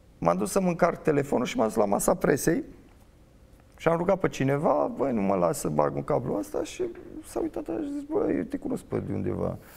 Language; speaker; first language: Romanian; native; Romanian